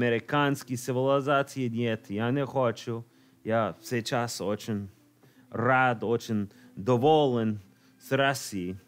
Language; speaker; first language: Russian; non-native, learner; English